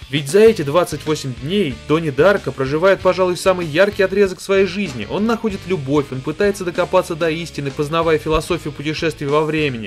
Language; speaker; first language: Russian; native; Russian